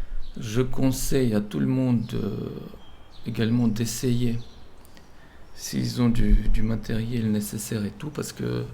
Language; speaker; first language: French; non-native, fluent; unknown